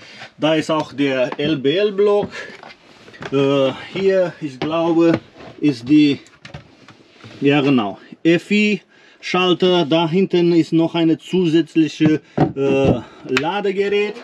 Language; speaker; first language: German; non-native, learner; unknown